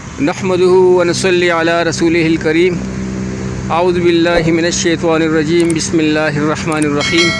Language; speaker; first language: Urdu; non-native, local second language; Pashto